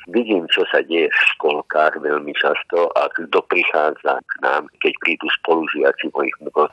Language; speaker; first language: Slovak; non-native, local second language; Hungarian